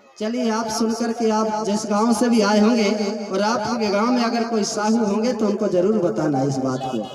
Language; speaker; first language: Hindi; native; Hindi